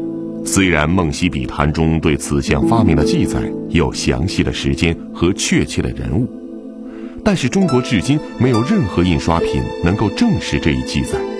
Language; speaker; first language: Chinese; native; Chinese